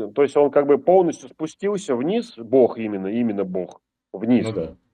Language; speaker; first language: Russian; native; Russian